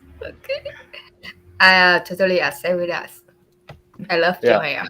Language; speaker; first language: English; non-native, learner; Vietnamese